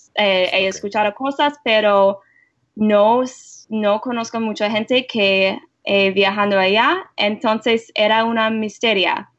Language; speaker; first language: Spanish; non-native, learner; English